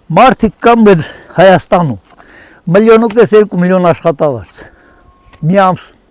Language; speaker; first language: Armenian; native; Armenian